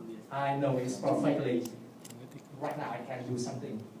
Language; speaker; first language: English; non-native, learner; Vietnamese